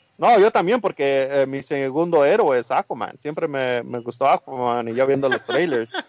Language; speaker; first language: Spanish; early bilingual, heritage; Spanish